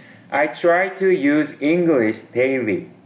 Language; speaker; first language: English; non-native, learner; Korean